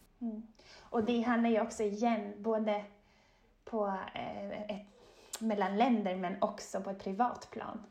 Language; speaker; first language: Swedish; native; Swedish